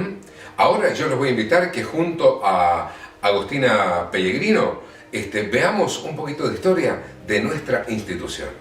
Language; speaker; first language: Spanish; native; Spanish